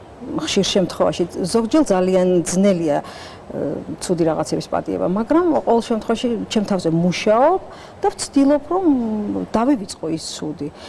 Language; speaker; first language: Georgian; native; Georgian